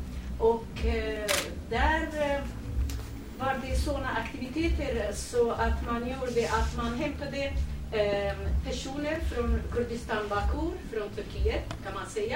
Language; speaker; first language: Swedish; non-native, fluent; Kurdish